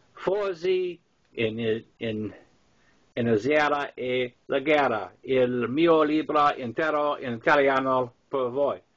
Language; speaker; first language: Italian; non-native, learner; English